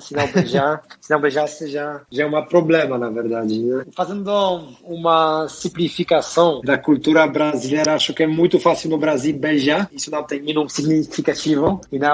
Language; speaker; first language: Portuguese; non-native, fluent; Polish